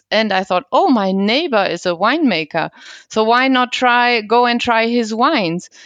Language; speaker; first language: English; non-native, fluent; German